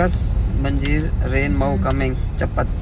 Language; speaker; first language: Indonesian; non-native, learner; Urdu